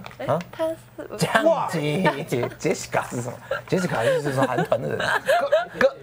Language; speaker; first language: Chinese; native; Chinese